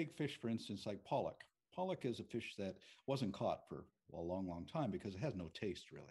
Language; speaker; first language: English; native; English